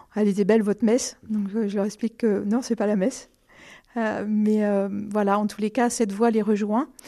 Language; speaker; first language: French; native; French